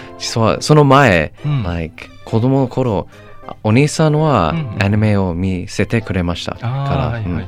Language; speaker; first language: Japanese; non-native, learner; English